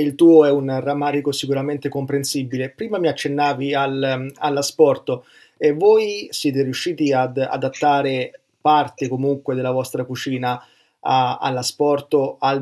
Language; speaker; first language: Italian; native; Italian